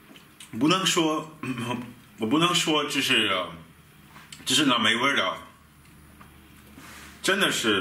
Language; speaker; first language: Chinese; non-native, fluent; German